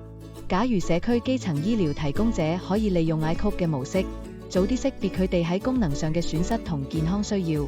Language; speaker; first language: Cantonese; native; Cantonese